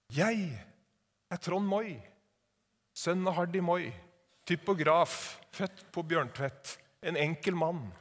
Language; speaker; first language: Norwegian; native; Norwegian